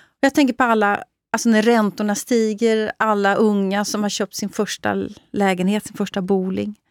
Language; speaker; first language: Swedish; native; Swedish